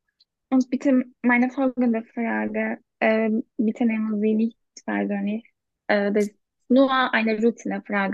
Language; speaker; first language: German; non-native, learner; Turkish